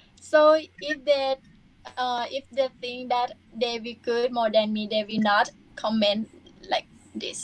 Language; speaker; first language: English; non-native, learner; Thai